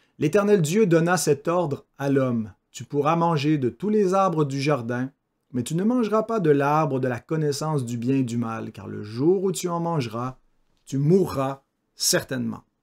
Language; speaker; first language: French; native; French